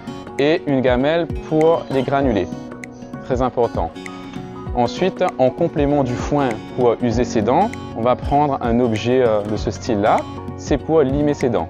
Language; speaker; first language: French; native; French